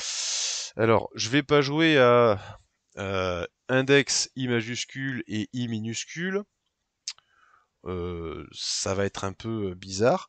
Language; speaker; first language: French; native; French